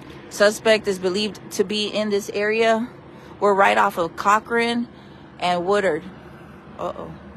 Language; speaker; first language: English; early bilingual, other home language; Spanish